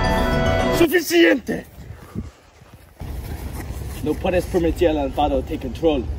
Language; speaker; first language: Spanish; non-native, learner; English